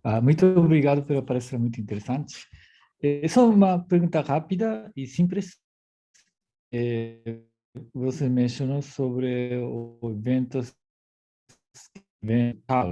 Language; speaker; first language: Portuguese; non-native, fluent; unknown